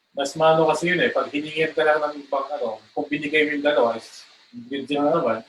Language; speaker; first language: Filipino; non-native, local second language; Cebuano